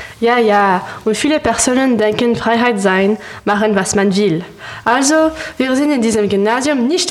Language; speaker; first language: German; non-native, learner; French